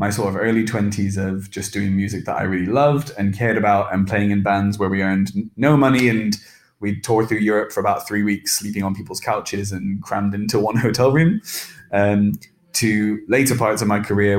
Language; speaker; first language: English; native; English